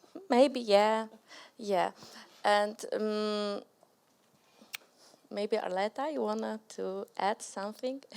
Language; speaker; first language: English; non-native, learner; Polish